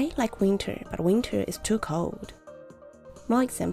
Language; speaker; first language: English; non-native, fluent; Chinese